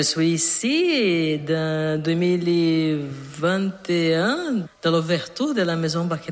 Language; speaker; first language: French; non-native, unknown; Portuguese